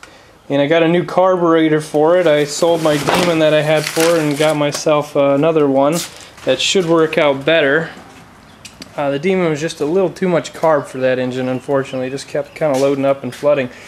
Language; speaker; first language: English; native; English